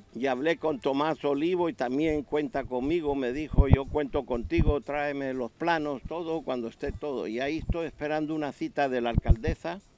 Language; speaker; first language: Spanish; native; Spanish